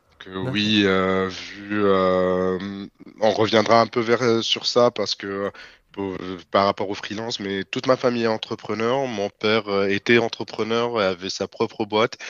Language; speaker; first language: French; non-native, local second language; Arabic